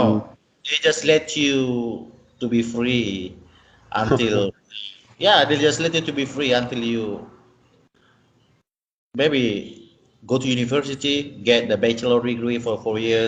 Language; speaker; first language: English; non-native, learner; Indonesian